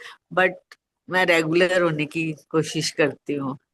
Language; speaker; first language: Hindi; native; Hindi